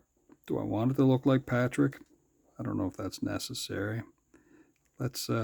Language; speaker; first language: English; native; English